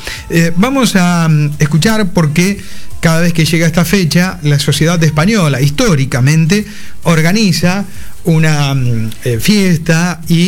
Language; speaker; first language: Spanish; native; Spanish